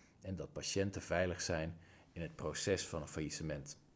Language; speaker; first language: Dutch; native; Dutch